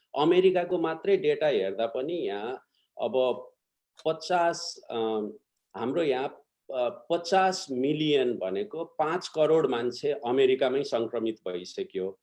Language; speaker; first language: Nepali; native; Nepali